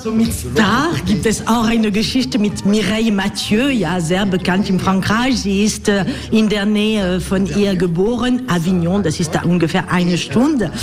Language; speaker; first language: German; non-native, fluent; French